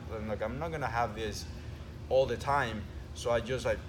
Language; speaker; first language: English; early bilingual, other home language; Spanish